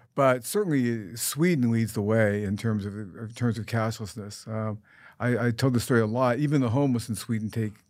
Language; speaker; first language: English; native; English